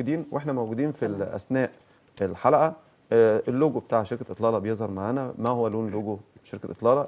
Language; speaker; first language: Arabic; native; Arabic